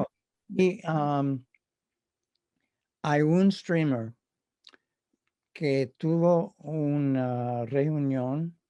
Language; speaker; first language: Spanish; non-native, fluent; English